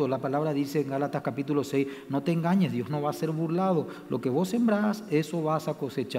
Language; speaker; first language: Spanish; native; Spanish